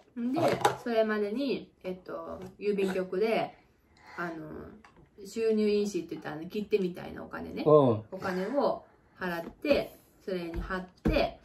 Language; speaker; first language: Japanese; native; Japanese